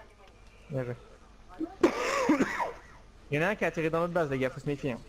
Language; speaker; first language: French; native; French